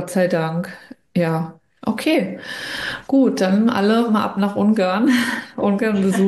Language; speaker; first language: German; native; German